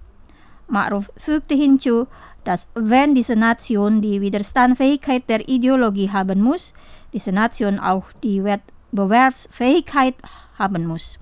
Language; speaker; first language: German; non-native, fluent; Indonesian